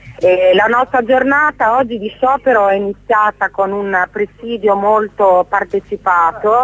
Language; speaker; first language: Italian; native; Italian